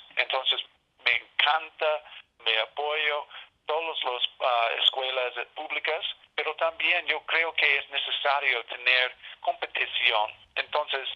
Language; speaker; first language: Spanish; non-native, learner; English